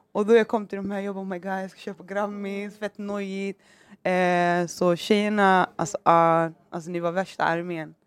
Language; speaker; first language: Swedish; early bilingual, other home language; Somali